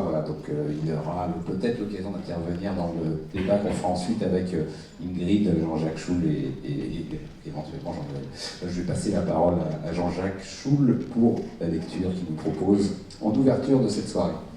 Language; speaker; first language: French; native; French